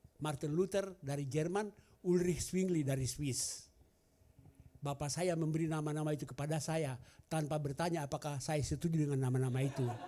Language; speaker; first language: Indonesian; non-native, local second language; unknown